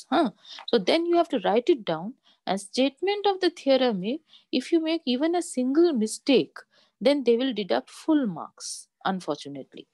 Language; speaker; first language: English; non-native, local second language; Bangla